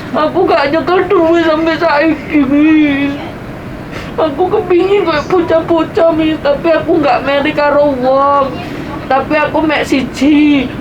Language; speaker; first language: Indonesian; non-native, local second language; Javanese